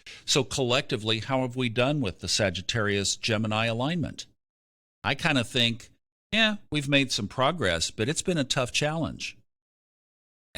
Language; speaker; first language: English; native; English